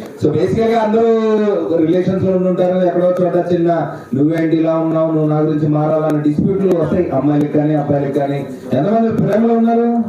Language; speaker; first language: Telugu; native; Telugu